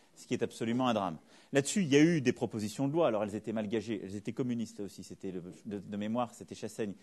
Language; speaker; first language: French; native; French